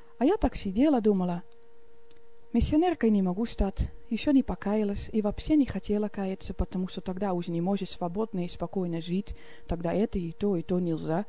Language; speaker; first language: Russian; non-native, fluent; Dutch